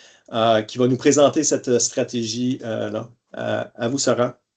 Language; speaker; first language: French; native; French